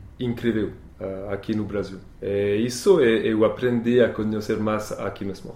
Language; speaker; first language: Portuguese; non-native, learner; French